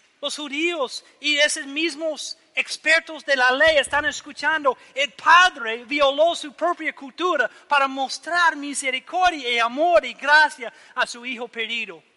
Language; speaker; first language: Spanish; non-native, learner; English